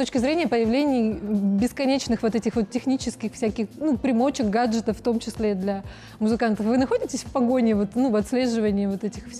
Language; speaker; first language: Russian; native; Russian